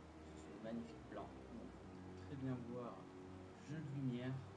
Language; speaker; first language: French; native; French